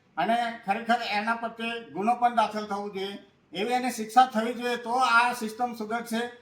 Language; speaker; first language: Gujarati; non-native, local second language; Bhili